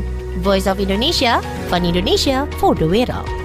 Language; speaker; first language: Dutch; non-native, fluent; Indonesian